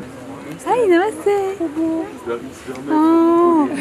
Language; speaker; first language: French; native; French